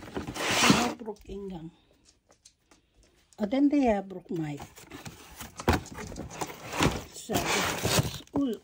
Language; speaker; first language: Danish; non-native, learner; Filipino